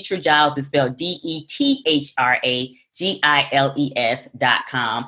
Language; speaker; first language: English; native; English